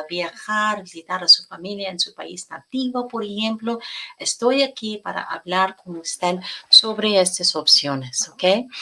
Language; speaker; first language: Spanish; non-native, fluent; English